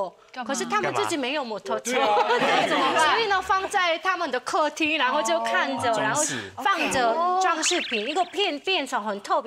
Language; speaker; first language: Chinese; non-native, fluent; Korean